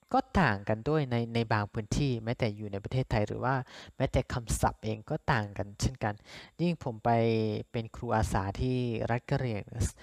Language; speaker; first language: Thai; non-native, local second language; S'gaw Karen